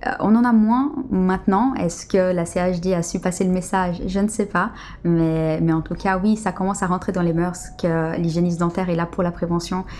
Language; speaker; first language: French; early bilingual, other home language; Portuguese